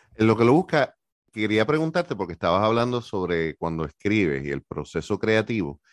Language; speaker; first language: Spanish; native; Spanish